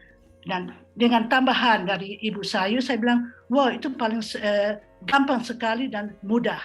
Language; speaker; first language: Indonesian; non-native, fluent; Dutch